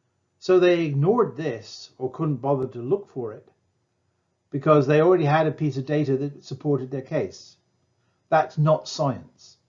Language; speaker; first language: English; native; English